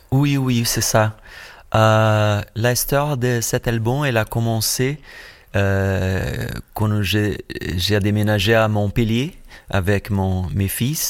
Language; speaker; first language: French; non-native, fluent; Portuguese